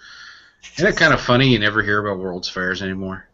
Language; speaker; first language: English; native; English